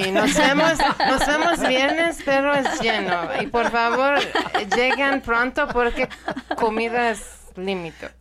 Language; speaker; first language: Spanish; non-native, learner; Persian